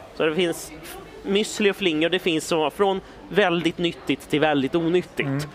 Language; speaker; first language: Swedish; native; Swedish